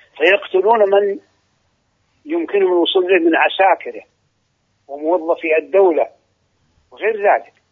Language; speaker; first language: Arabic; native; Arabic